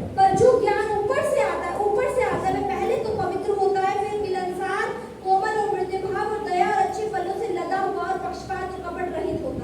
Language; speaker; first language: Hindi; native; Hindi